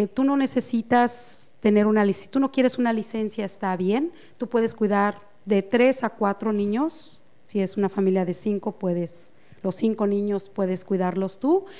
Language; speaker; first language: Spanish; native; Spanish